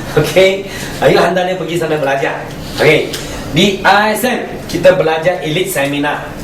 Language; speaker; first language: Malay; non-native, local second language; Chinese